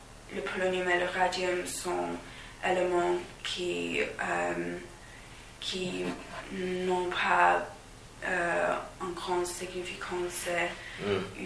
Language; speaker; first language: French; non-native, fluent; English